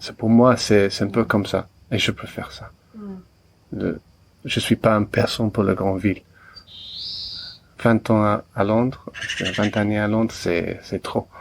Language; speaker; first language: French; non-native, learner; English